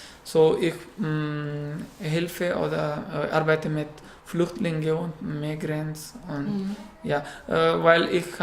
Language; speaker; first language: German; non-native, learner; Pashto